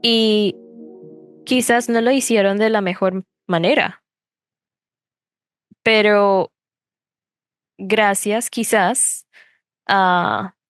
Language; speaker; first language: Spanish; non-native, fluent; English